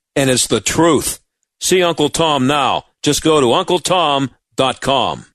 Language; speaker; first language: English; native; English